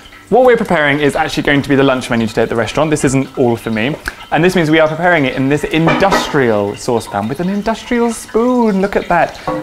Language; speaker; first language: English; native; English